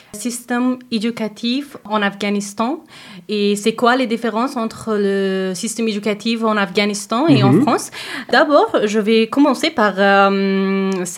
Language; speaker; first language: French; non-native, learner; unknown